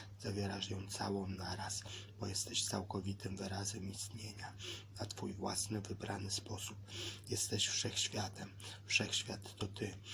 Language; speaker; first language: Polish; native; Polish